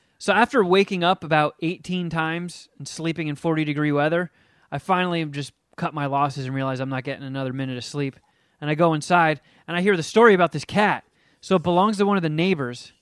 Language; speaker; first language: English; native; English